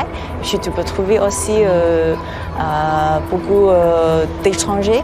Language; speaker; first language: French; non-native, fluent; Chinese